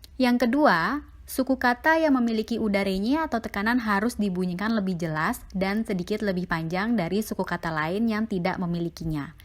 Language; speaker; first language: Indonesian; native; Indonesian